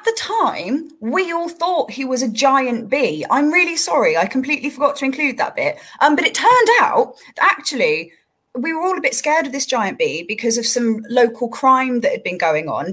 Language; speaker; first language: English; native; English